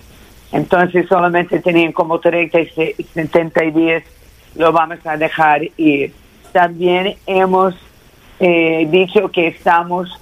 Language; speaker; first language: Spanish; early bilingual, heritage; Spanish